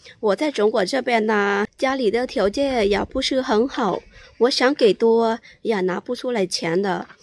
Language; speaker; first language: Chinese; non-native, fluent; Lao